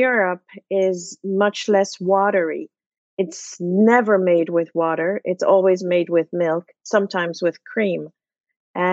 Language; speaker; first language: English; non-native, fluent; French